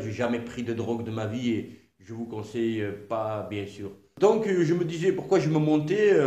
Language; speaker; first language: French; non-native, fluent; Georgian